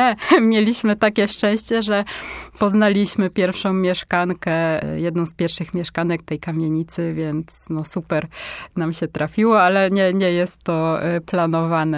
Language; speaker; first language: Polish; native; Polish